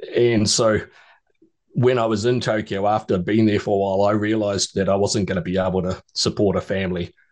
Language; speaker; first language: English; native; English